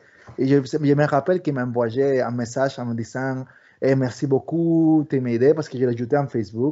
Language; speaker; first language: French; early bilingual, other home language; Spanish